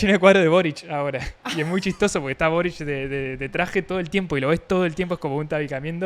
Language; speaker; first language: Spanish; native; Spanish